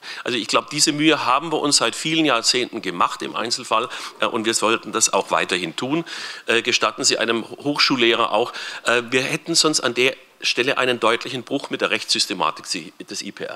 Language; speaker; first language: German; native; German